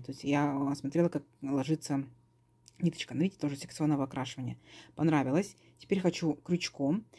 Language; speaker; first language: Russian; native; Russian